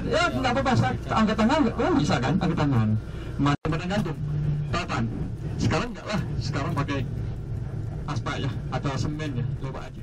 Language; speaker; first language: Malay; non-native, fluent; Chinese